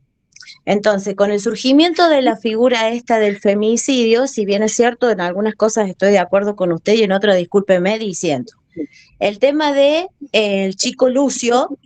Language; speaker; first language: Spanish; native; Spanish